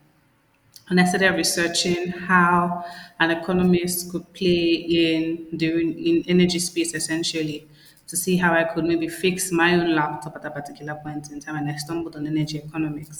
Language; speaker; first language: English; non-native, local second language; Igbo